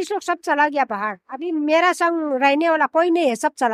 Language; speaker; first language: Hindi; non-native, local second language; Chinese